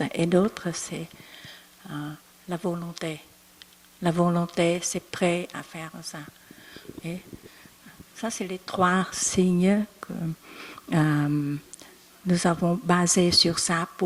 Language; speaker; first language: French; non-native, learner; Vietnamese